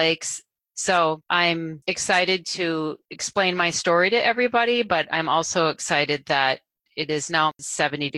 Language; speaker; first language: English; native; English